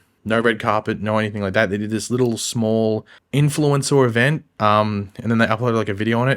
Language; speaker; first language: English; native; English